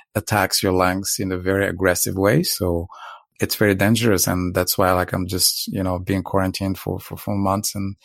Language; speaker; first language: English; non-native, fluent; Arabic